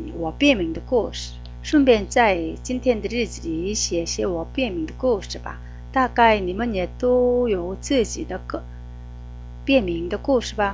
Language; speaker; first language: Chinese; non-native, fluent; Korean